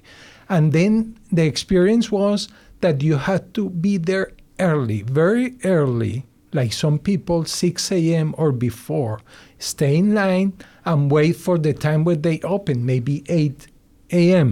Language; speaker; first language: English; non-native, learner; Spanish